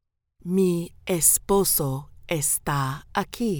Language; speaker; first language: Spanish; non-native, learner; English